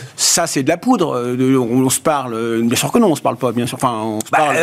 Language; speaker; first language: French; native; French